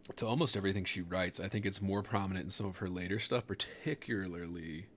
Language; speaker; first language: English; native; English